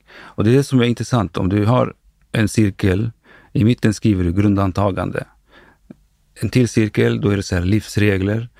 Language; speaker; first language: Swedish; early bilingual, other home language; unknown